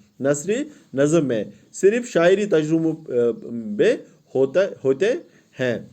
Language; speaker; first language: Urdu; non-native, local second language; Kashmiri